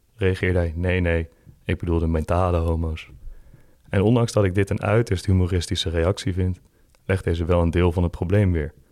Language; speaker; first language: Dutch; native; Dutch